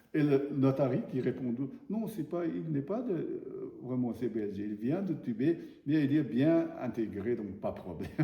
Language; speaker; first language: French; non-native, learner; Tibetan